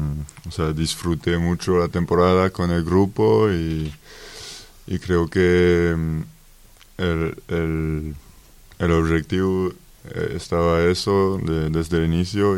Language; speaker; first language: Spanish; non-native, fluent; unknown